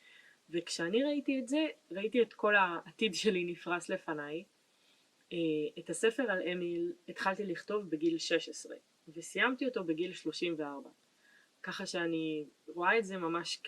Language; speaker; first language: Hebrew; native; Hebrew